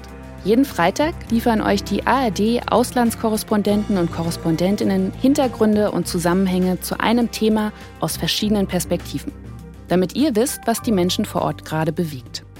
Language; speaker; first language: German; native; German